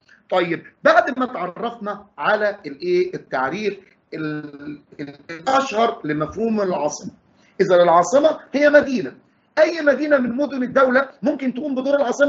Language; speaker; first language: Arabic; native; Arabic